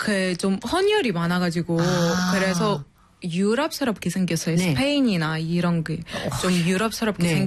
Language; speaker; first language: Korean; non-native, fluent; Arabic